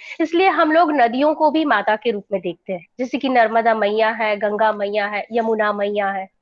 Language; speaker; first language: Hindi; non-native, local second language; Gujarati